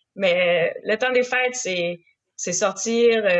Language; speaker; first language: French; native; French